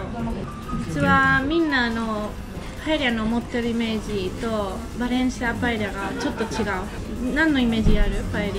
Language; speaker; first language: Japanese; non-native, fluent; Spanish